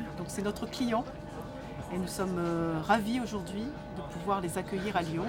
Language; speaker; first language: French; native; French